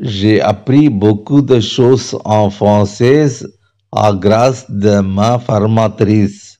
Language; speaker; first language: French; non-native, learner; Tamil